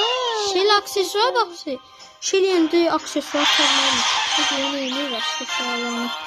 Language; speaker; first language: Turkish; non-native, learner; Azerbaijani